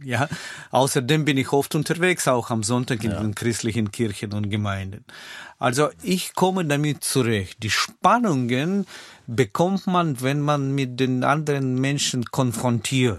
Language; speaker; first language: German; non-native, fluent; Russian